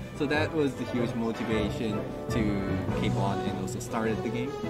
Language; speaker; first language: English; non-native, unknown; Japanese